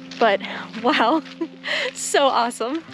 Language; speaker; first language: English; native; English